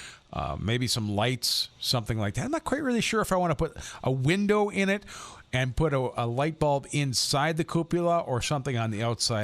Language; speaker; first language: English; native; English